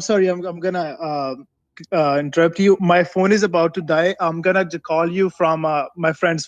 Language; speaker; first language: English; non-native, fluent; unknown